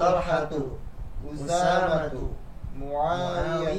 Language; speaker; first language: Arabic; non-native, learner; Indonesian